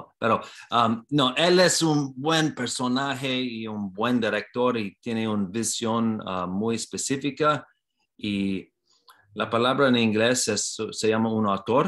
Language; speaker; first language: Spanish; non-native, learner; English